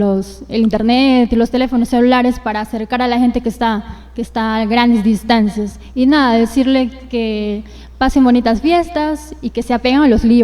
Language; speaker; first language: Spanish; native; Spanish